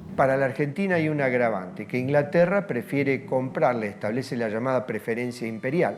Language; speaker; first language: Spanish; native; Spanish